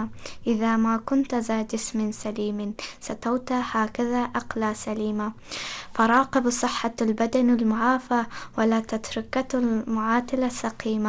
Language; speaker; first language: Arabic; non-native, learner; Persian